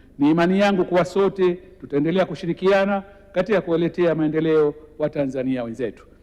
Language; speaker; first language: Swahili; native; Swahili